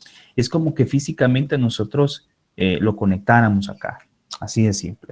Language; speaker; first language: Spanish; native; Spanish